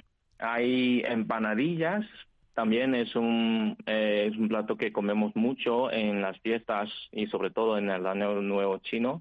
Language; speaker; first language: Spanish; non-native, fluent; Chinese